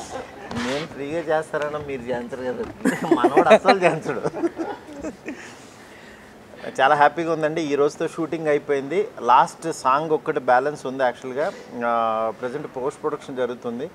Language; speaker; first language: Telugu; native; Telugu